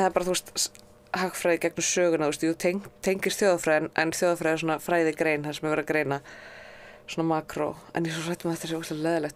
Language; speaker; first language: Icelandic; native; Icelandic